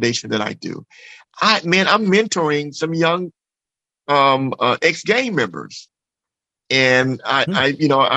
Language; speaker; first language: English; native; English